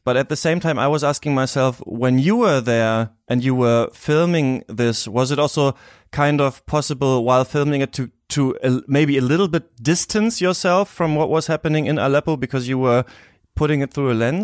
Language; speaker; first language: English; non-native, fluent; German